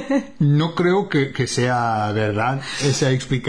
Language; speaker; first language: Spanish; non-native, fluent; English